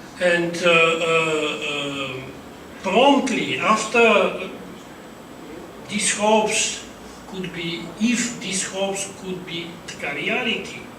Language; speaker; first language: English; non-native, fluent; Bulgarian